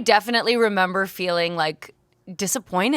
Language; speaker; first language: English; native; English